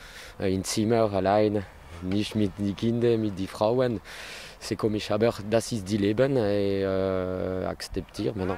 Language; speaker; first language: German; non-native, learner; French